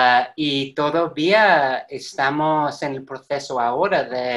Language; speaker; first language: Spanish; non-native, fluent; English